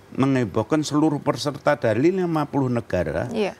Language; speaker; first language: Indonesian; native; Indonesian